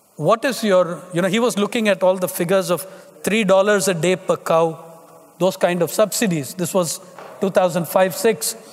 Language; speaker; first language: English; non-native, local second language; Tamil